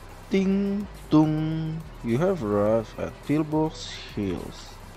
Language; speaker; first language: English; non-native, learner; Indonesian